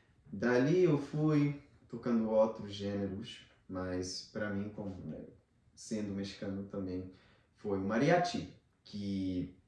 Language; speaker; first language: Portuguese; non-native, fluent; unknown